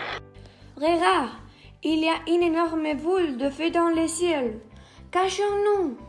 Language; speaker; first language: French; non-native, learner; Spanish